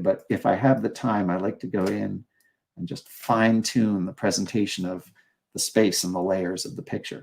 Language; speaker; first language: English; native; English